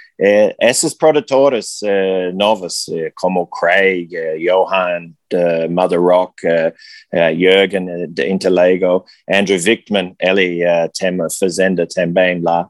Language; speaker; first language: Portuguese; non-native, learner; English